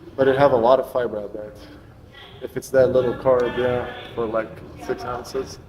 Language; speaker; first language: English; non-native, fluent; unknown